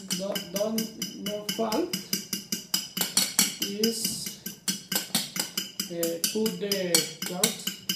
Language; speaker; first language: English; non-native, learner; Spanish